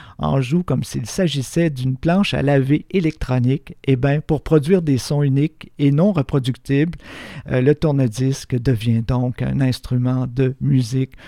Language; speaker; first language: French; native; French